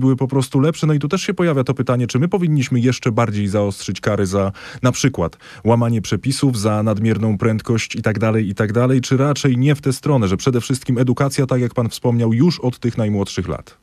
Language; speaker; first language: Polish; native; Polish